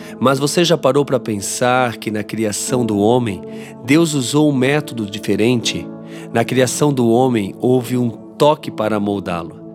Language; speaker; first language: Portuguese; native; Portuguese